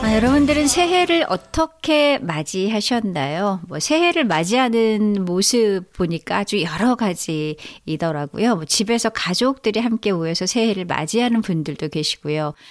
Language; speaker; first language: Korean; native; Korean